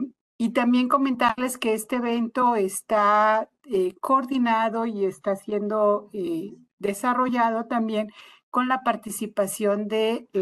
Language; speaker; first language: Spanish; native; Spanish